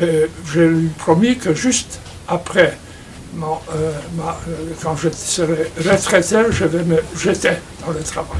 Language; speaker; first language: French; non-native, fluent; Polish